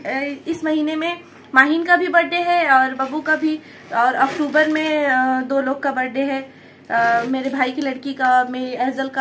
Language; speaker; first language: Hindi; native; Hindi